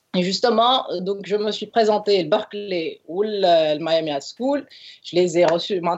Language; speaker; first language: French; non-native, local second language; Arabic